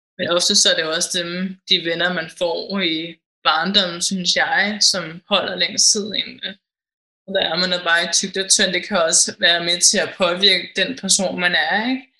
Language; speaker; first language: Danish; native; Danish